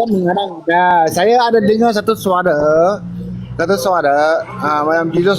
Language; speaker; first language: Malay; non-native, local second language; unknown